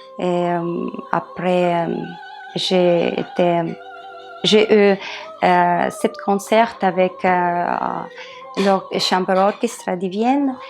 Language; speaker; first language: French; non-native, learner; Russian